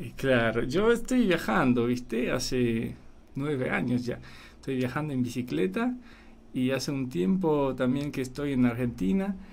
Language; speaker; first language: Spanish; non-native, fluent; Polish